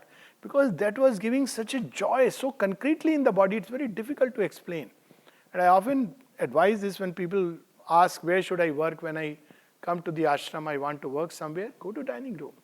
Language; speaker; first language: English; non-native, local second language; Hindi